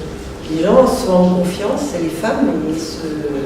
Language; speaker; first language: French; native; French